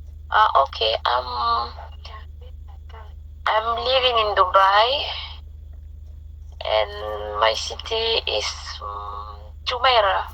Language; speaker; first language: English; non-native, learner; French